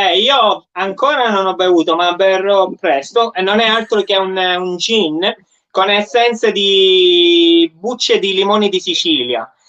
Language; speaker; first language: Italian; native; Italian